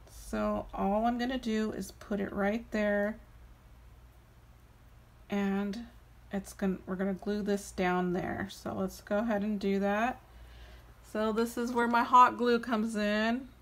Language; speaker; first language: English; native; English